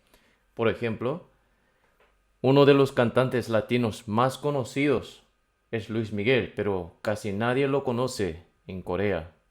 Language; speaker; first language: Spanish; non-native, fluent; Korean